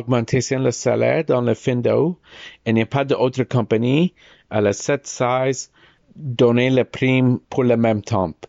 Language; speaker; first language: French; non-native, learner; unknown